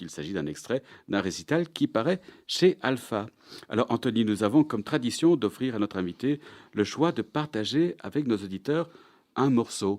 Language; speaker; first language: French; native; French